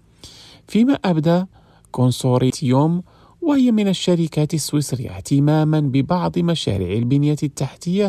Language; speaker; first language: Arabic; non-native, fluent; Indonesian